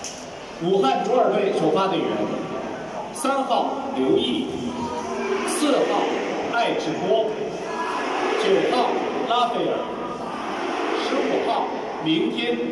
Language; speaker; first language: Chinese; native; Chinese